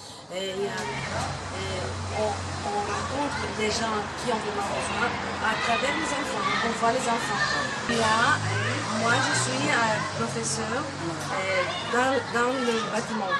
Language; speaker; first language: French; non-native, fluent; Greek